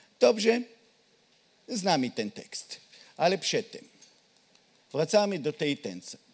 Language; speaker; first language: Polish; non-native, learner; Hebrew